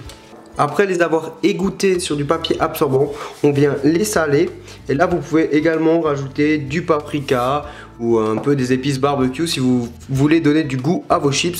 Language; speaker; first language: French; native; French